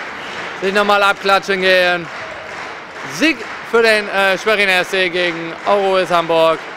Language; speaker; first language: German; native; German